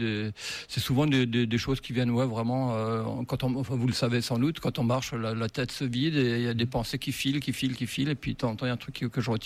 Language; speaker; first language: French; native; French